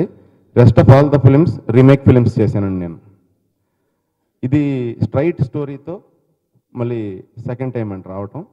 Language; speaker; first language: Telugu; native; Telugu